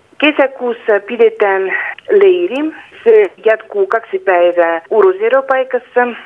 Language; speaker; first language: Finnish; non-native, fluent; Russian